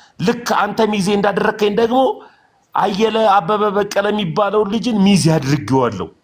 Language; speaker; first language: Amharic; non-native, local second language; Oromo